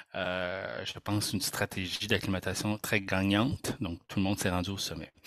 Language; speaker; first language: French; native; French